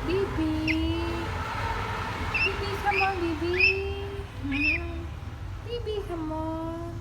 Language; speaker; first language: English; non-native, learner; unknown